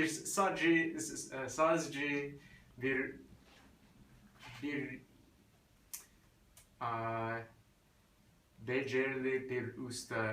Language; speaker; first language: Turkish; non-native, learner; English